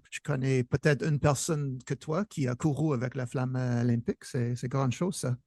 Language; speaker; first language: French; non-native, local second language; English